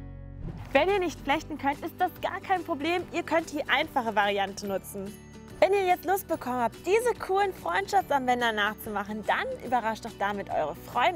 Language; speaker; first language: German; native; German